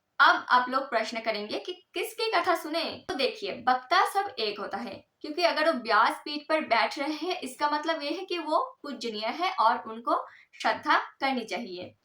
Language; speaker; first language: Hindi; non-native, local second language; Bangla